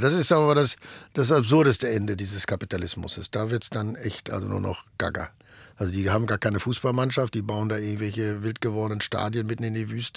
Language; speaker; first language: German; native; German